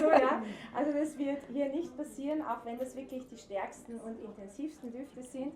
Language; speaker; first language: German; native; German